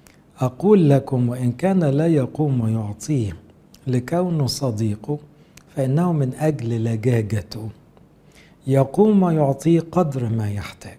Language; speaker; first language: Arabic; native; Arabic